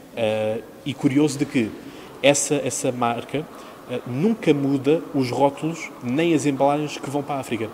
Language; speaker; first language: Portuguese; native; Portuguese